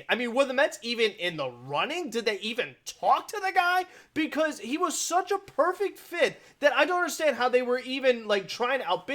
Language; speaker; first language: English; native; English